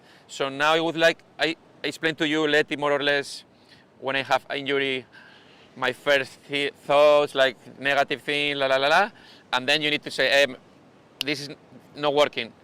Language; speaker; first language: English; non-native, fluent; Spanish